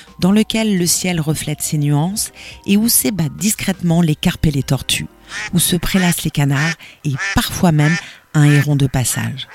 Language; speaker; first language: French; native; French